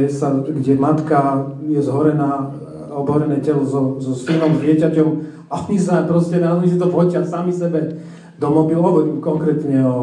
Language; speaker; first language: Slovak; native; Slovak